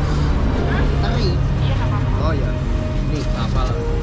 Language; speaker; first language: Indonesian; native; Indonesian